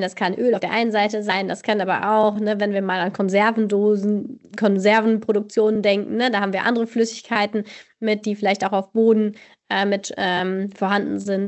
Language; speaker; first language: German; native; German